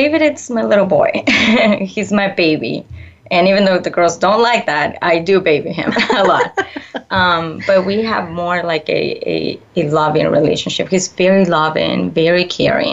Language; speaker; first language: English; early bilingual, other home language; Spanish